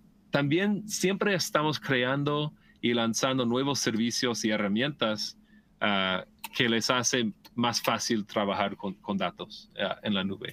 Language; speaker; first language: Spanish; non-native, fluent; English